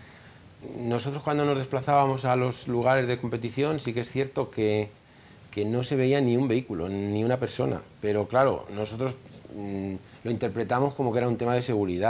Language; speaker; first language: Spanish; native; Spanish